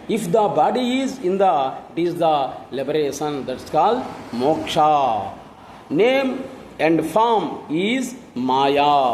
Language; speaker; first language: English; non-native, local second language; Telugu